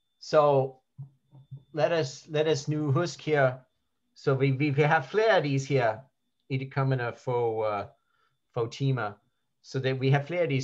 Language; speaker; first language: Danish; non-native, learner; English